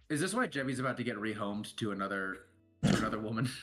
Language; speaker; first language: English; native; English